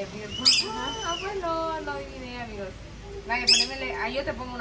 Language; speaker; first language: Spanish; native; Spanish